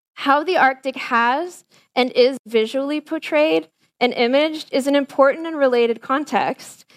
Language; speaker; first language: English; native; English